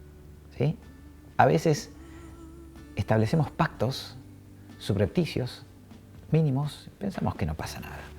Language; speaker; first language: Spanish; native; Spanish